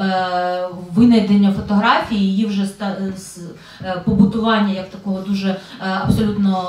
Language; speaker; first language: Ukrainian; native; Ukrainian